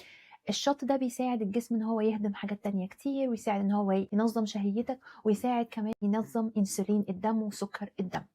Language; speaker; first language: Arabic; native; Arabic